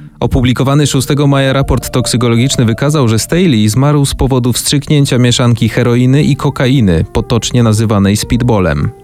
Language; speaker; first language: Polish; native; Polish